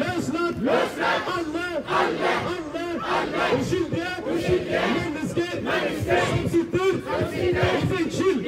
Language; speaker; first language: Norwegian; non-native, learner; Oromo